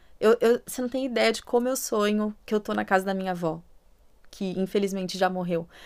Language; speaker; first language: Portuguese; native; Portuguese